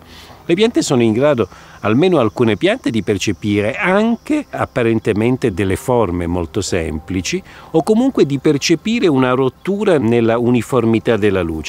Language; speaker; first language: Italian; native; Italian